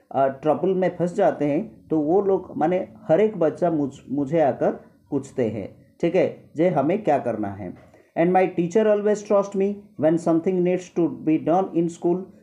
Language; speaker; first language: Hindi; non-native, local second language; Gujarati